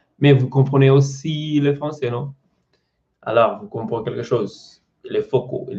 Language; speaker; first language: French; non-native, learner; Portuguese